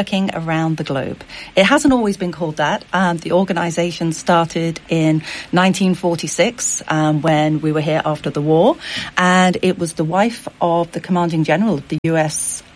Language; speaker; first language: English; native; English